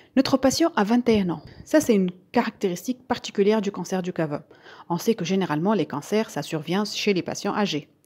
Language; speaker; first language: French; non-native, local second language; Arabic